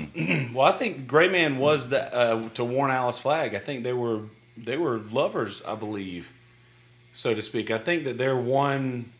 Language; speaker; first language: English; native; English